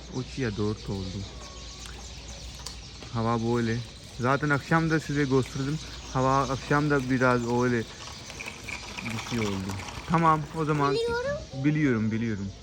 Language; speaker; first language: Turkish; non-native, learner; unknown